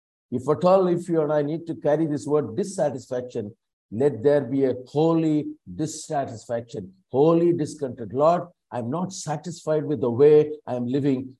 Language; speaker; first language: English; non-native, local second language; Tamil